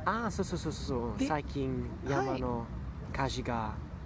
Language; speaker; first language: Japanese; non-native, learner; German